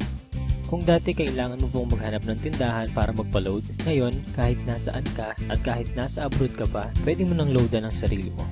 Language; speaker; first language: Filipino; native; Filipino